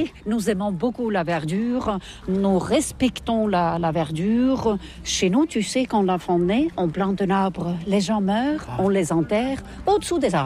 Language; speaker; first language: French; non-native, fluent; Estonian